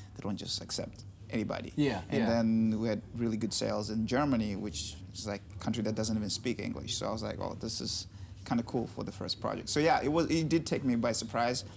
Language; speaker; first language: English; non-native, local second language; Russian